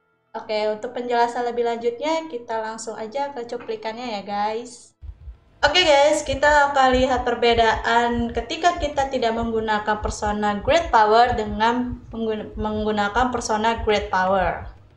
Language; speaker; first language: Indonesian; native; Indonesian